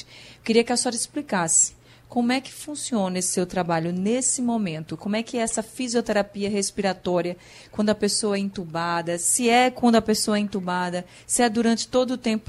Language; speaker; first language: Portuguese; native; Portuguese